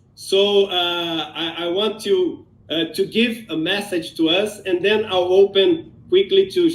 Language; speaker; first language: English; non-native, fluent; Portuguese